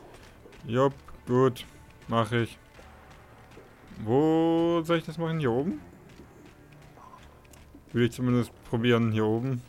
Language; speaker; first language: German; native; German